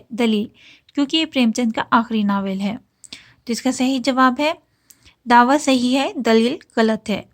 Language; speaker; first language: Urdu; native; Urdu